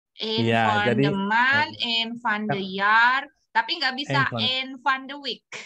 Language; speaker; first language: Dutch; non-native, learner; Indonesian